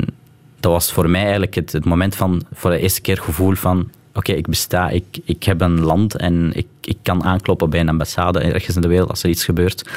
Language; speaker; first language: Dutch; non-native, local second language; Arabic